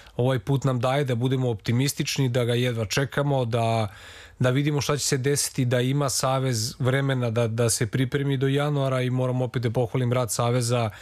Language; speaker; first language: Serbian; native; Serbian